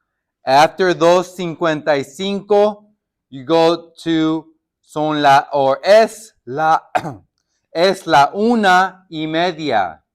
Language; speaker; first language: Spanish; non-native, fluent; English